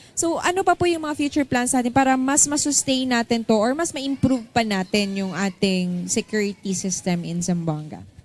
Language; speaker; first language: Filipino; non-native, local second language; Chavacano